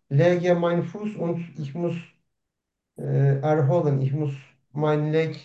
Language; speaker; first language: German; non-native, learner; Turkish